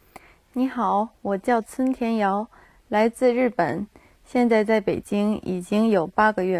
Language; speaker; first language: Chinese; non-native, learner; Japanese